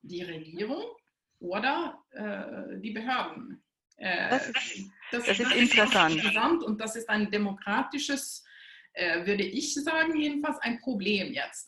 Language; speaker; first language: German; non-native, fluent; Swedish